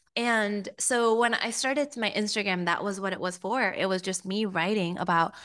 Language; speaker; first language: English; early bilingual, other home language; Spanish